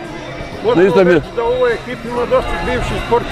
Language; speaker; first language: Bosnian; native; Bosnian